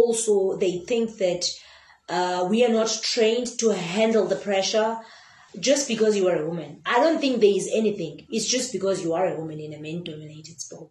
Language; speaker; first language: English; non-native, local second language; Xhosa